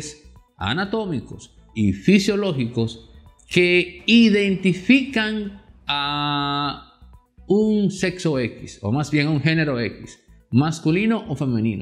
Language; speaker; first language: Spanish; native; Spanish